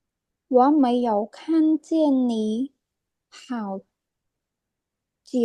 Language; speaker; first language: Chinese; non-native, learner; Khmer